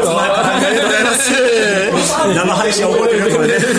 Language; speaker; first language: Japanese; native; Japanese